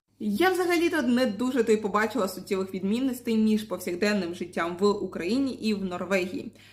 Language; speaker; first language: Ukrainian; native; Ukrainian